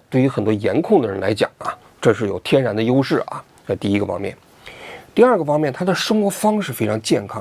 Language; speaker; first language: Chinese; native; Chinese